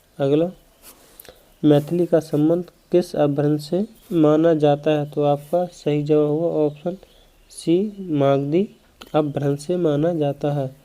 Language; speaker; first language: Hindi; native; Hindi